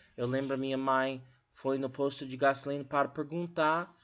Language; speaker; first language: Portuguese; non-native, learner; English